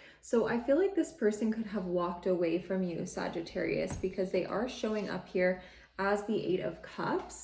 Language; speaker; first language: English; native; English